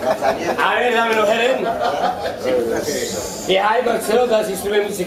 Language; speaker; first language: German; non-native, learner; Spanish